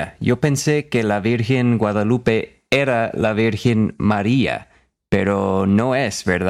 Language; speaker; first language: Spanish; non-native, fluent; English